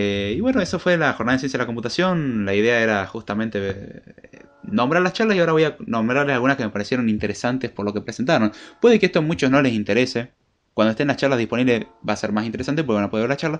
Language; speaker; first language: Spanish; native; Spanish